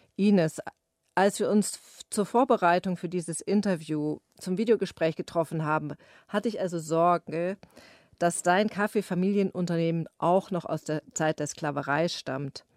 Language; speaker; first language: German; native; German